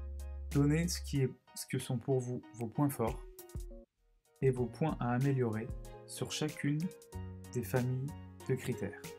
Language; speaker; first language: French; native; French